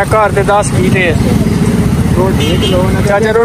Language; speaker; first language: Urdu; non-native, local second language; Punjabi